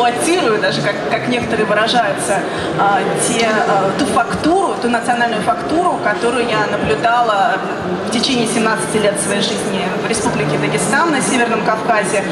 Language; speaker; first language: Russian; native; Russian